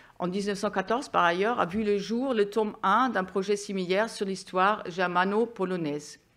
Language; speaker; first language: French; non-native, fluent; German